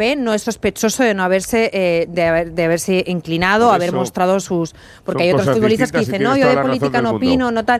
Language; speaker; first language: Spanish; native; Spanish